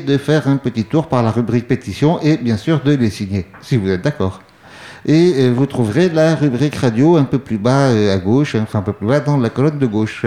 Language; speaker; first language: French; native; French